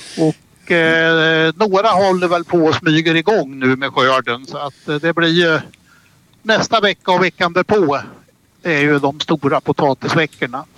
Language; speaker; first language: Swedish; native; Swedish